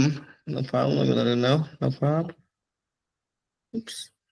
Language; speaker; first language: English; native; English